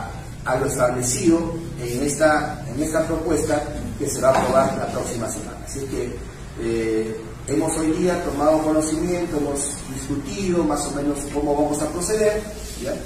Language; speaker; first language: Spanish; native; Spanish